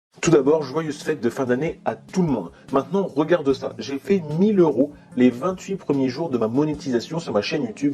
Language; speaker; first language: French; native; French